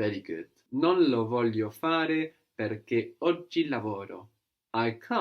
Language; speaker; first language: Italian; non-native, fluent; English